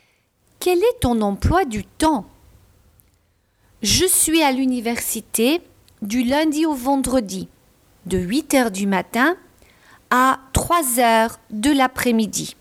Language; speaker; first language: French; non-native, fluent; English